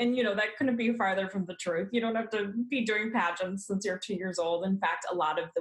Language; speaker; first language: English; native; English